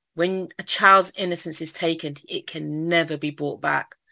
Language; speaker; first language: English; native; English